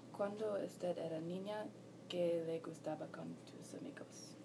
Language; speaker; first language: Spanish; non-native, learner; English